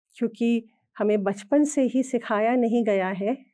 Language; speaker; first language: Hindi; native; Hindi